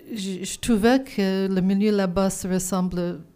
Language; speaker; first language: French; non-native, fluent; English